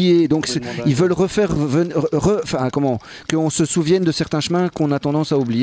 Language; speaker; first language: French; native; French